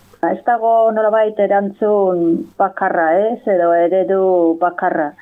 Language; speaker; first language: Basque; non-native, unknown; English